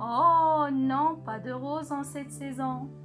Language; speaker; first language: French; non-native, local second language; Arabic